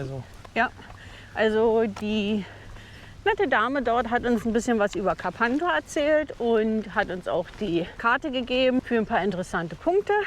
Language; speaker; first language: German; native; German